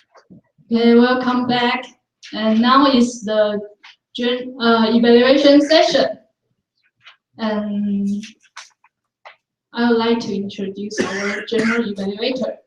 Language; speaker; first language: English; non-native, fluent; Chinese